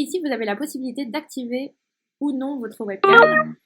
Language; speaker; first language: French; native; French